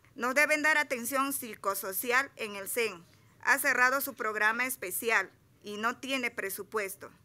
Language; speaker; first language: Spanish; native; Spanish